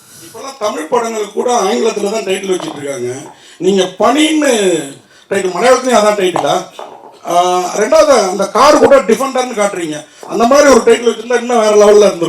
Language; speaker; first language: Tamil; native; Tamil